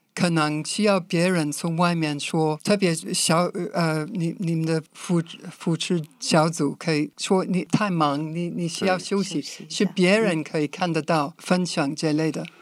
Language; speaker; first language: Chinese; non-native, fluent; English